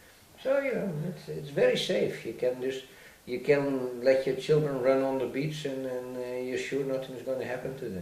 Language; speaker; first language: English; non-native, fluent; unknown